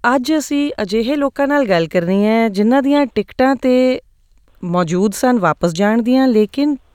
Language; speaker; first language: Punjabi; native; Punjabi